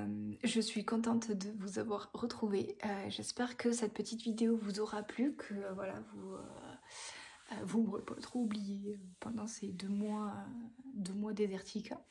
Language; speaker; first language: French; native; French